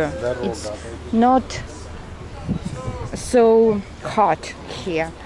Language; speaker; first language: English; non-native, learner; Russian